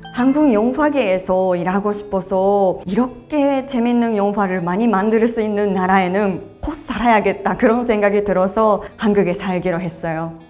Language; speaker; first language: Korean; non-native, fluent; Japanese